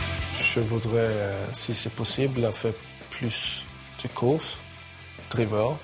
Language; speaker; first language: French; non-native, learner; Swedish